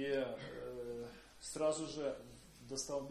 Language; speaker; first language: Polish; non-native, learner; Russian